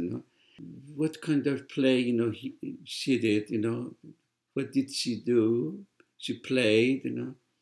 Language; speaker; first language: English; non-native, fluent; Persian